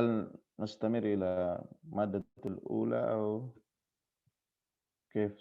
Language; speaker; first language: Arabic; non-native, fluent; Indonesian